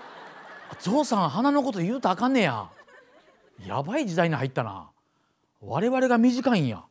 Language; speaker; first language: Japanese; native; Japanese